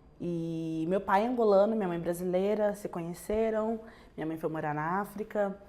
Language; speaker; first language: Portuguese; early bilingual, other home language; French